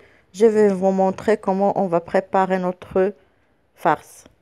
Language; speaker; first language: French; non-native, local second language; Arabic